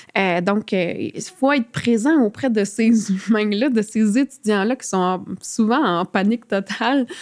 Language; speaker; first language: French; native; French